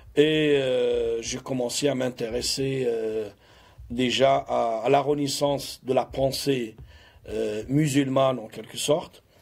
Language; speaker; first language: French; non-native, local second language; Arabic